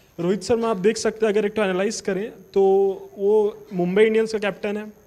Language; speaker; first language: Hindi; native; Hindi